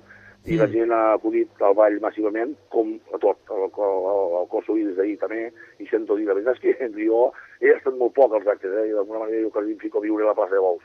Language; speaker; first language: Catalan; native; Catalan